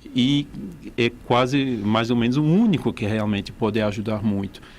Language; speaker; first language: Portuguese; non-native, fluent; French